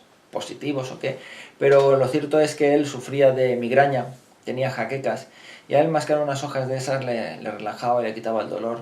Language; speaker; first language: Spanish; native; Spanish